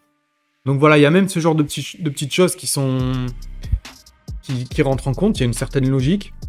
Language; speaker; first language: French; native; French